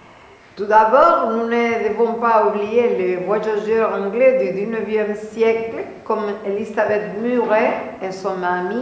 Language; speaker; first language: French; non-native, fluent; Spanish